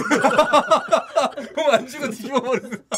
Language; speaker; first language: Korean; native; Korean